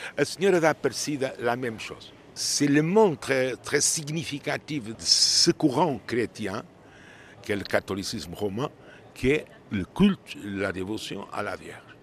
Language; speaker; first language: French; non-native, fluent; Portuguese